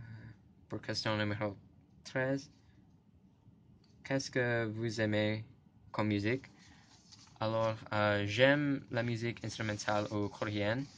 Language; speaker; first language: French; non-native, learner; English